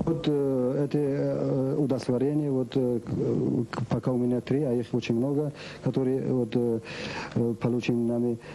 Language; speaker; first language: Russian; non-native, local second language; Tajik